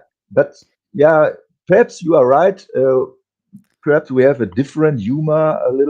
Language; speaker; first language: English; non-native, fluent; German